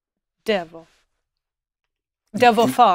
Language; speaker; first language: Italian; non-native, learner; English